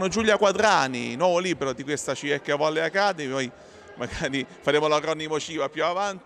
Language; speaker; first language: Italian; native; Italian